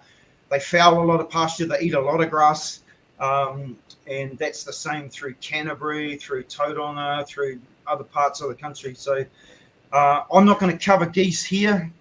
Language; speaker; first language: English; native; English